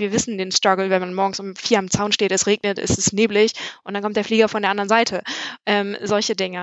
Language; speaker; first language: German; native; German